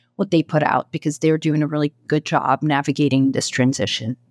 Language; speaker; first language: English; non-native, fluent; Portuguese